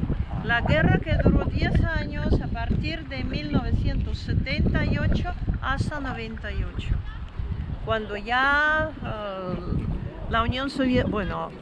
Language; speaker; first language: Spanish; non-native, fluent; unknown